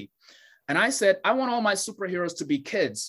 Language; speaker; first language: English; non-native, local second language; Yoruba